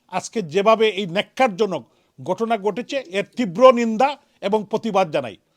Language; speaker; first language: Bangla; native; Bangla